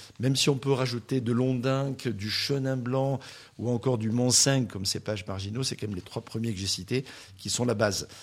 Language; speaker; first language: French; native; French